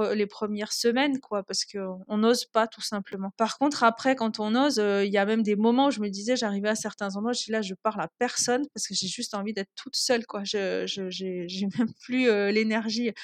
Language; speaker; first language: French; native; French